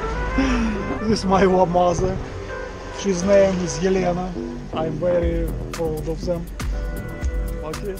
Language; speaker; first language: English; non-native, learner; Ukrainian